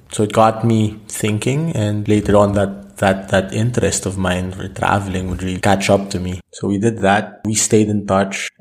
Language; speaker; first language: English; non-native, local second language; Filipino